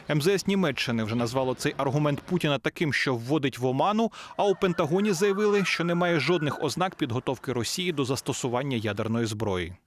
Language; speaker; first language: Ukrainian; native; Ukrainian